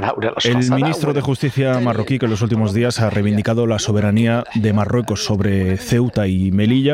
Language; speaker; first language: Spanish; native; Spanish